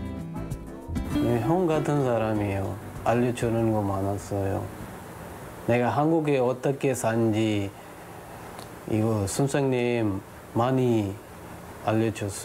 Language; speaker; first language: Korean; non-native, learner; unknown